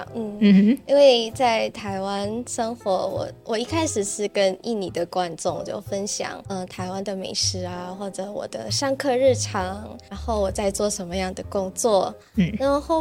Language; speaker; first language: Chinese; non-native, fluent; Indonesian